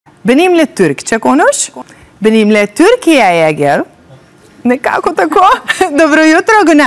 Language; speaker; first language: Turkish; non-native, learner; Slovenian